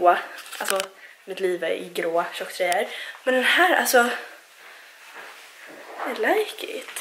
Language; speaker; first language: Swedish; native; Swedish